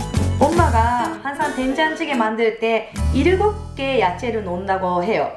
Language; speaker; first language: Korean; non-native, fluent; Japanese